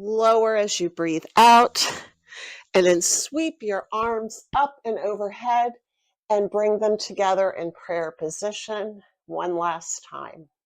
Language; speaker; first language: English; native; English